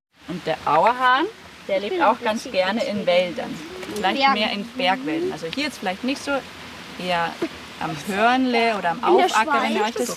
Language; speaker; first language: German; native; German